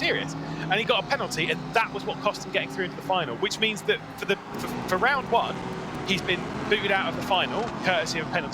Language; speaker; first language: English; native; English